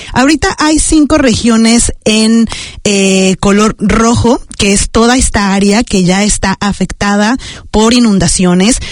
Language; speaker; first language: Spanish; native; Spanish